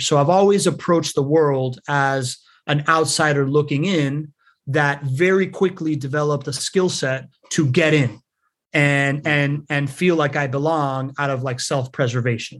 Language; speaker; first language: English; early bilingual, other home language; Spanish